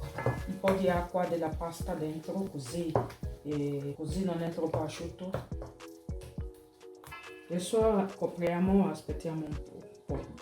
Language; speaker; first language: Italian; non-native, learner; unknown